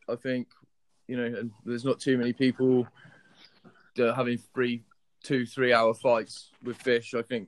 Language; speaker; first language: English; native; English